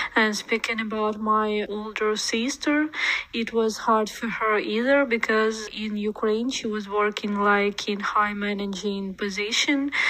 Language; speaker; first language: English; non-native, learner; Ukrainian